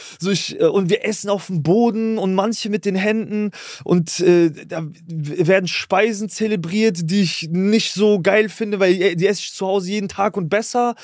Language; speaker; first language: German; early bilingual, other home language; Kurdish